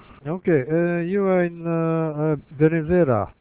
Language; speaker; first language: English; non-native, learner; Japanese